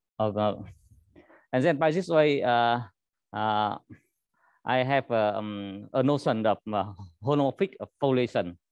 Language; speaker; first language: English; non-native, learner; Vietnamese